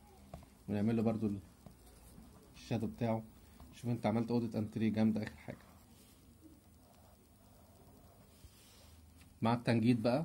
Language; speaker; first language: Arabic; native; Arabic